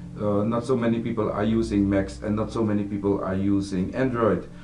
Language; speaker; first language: English; non-native, fluent; Dutch